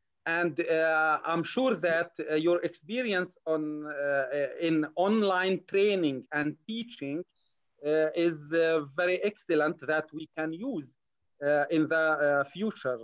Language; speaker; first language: English; non-native, learner; Arabic